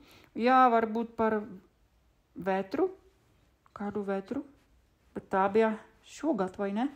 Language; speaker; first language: Latvian; non-native, fluent; Czech